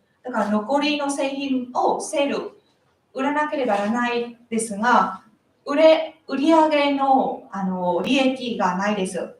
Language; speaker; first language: Japanese; non-native, learner; Vietnamese